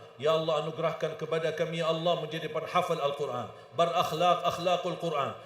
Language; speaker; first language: Malay; non-native, fluent; Arabic